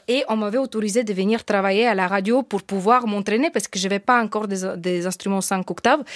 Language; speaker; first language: French; non-native, fluent; Bulgarian